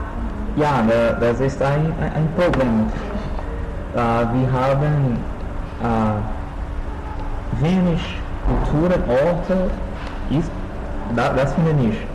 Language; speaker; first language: German; non-native, learner; Portuguese